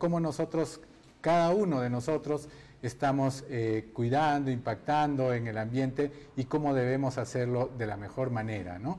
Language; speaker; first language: Spanish; native; Spanish